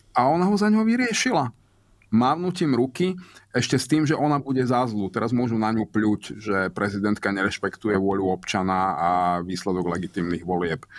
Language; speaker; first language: Slovak; non-native, local second language; Hungarian